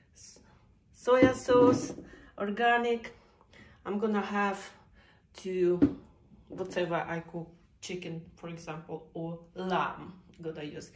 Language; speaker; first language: English; non-native, learner; Russian